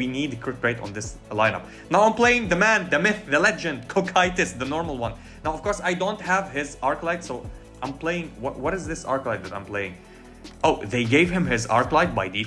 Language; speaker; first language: English; non-native, fluent; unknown